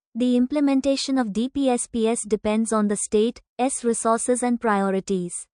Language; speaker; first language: English; non-native, local second language; Tamil